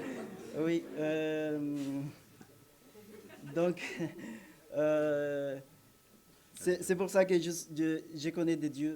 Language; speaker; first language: French; non-native, learner; Spanish